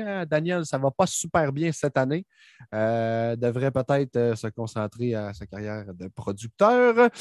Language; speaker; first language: French; native; French